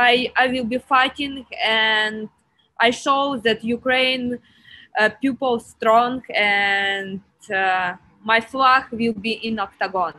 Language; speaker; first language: English; non-native, learner; Ukrainian